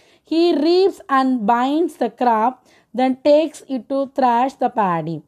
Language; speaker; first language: English; non-native, local second language; Tamil